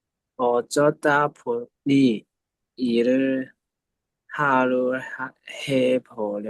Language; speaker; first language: Korean; non-native, learner; Cantonese